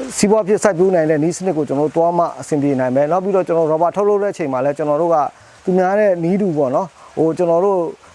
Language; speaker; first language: Burmese; non-native, local second language; Mon